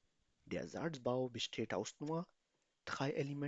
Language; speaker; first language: German; non-native, fluent; Urdu